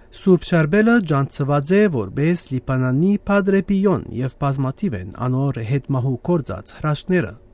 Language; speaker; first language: Armenian; native; Armenian